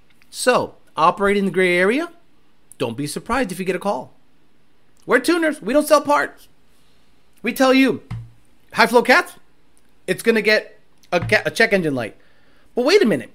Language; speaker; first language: English; native; English